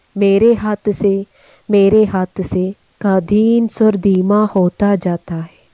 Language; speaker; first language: Hindi; non-native, local second language; Malayalam